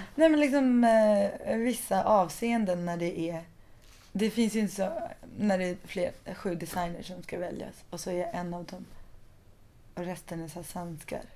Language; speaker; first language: Swedish; early bilingual, other home language; Persian